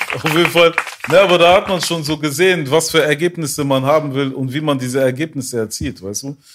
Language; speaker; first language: German; early bilingual, other home language; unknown